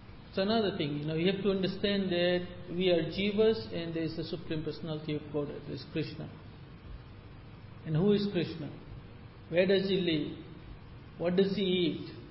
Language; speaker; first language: English; native; English